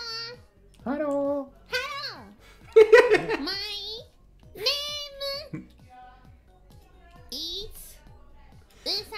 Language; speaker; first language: English; non-native, learner; Japanese